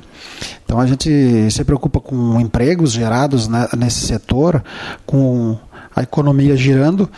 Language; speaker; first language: Portuguese; native; Portuguese